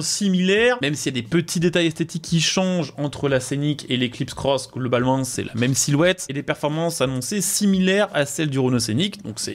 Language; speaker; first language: French; native; French